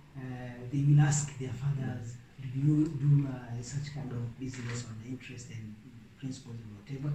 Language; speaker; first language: English; non-native, local second language; Swahili